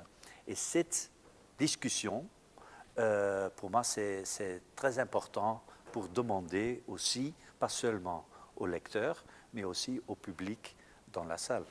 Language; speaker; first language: French; non-native, local second language; Dutch